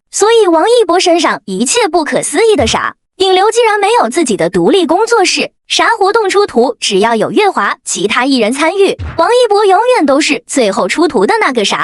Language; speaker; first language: Chinese; native; Chinese